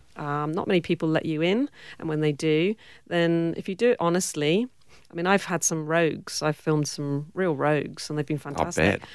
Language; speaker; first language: English; native; English